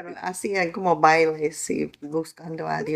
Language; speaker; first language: Spanish; non-native, fluent; English